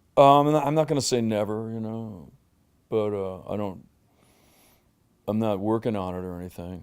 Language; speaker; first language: English; native; English